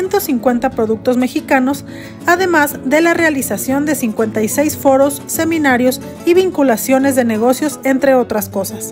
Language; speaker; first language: Spanish; native; Spanish